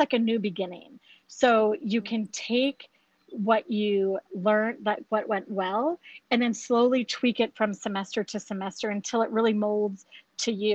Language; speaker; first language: English; native; English